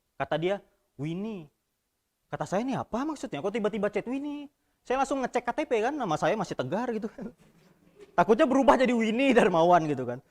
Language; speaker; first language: Indonesian; native; Indonesian